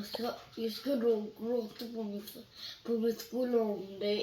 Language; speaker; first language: Swedish; early bilingual, other home language; Bangla